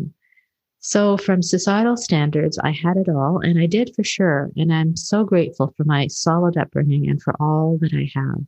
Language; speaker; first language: English; native; English